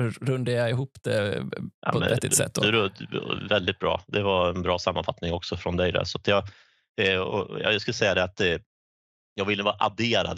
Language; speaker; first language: Swedish; native; Swedish